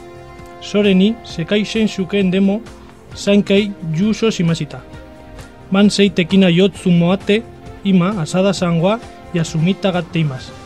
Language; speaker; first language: Japanese; non-native, learner; Spanish